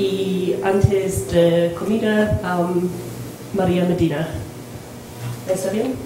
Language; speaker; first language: Spanish; non-native, learner; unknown